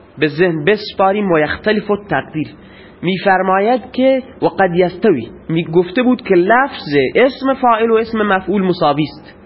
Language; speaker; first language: Persian; non-native, local second language; Baluchi